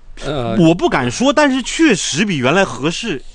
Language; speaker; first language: Chinese; native; Chinese